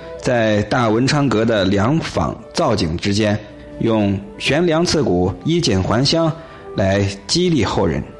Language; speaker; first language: Chinese; native; Chinese